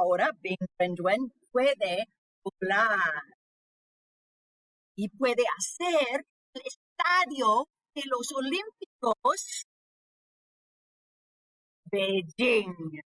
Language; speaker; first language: Spanish; non-native, learner; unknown